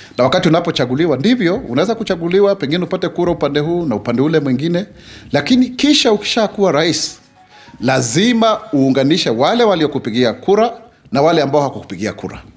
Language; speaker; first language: Swahili; non-native, local second language; Kikuyu